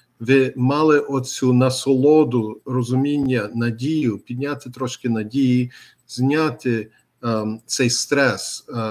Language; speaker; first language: Ukrainian; early bilingual, heritage; Ukrainian